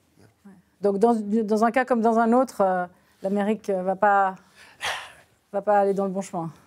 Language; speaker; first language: French; native; French